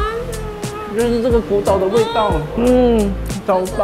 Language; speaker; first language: Chinese; native; Chinese